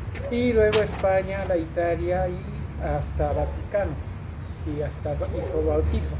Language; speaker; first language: Spanish; non-native, learner; Japanese